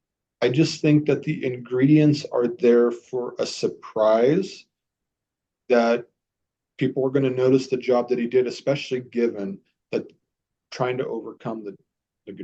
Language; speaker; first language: English; native; English